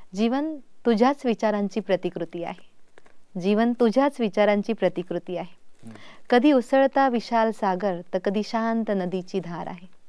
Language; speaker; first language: Marathi; native; Marathi